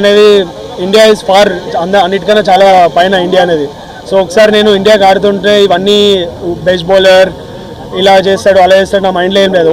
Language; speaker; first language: Telugu; native; Telugu